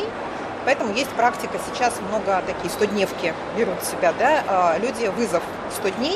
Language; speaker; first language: Russian; native; Russian